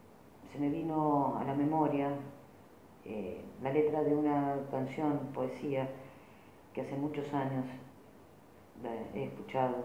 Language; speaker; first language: Spanish; native; Spanish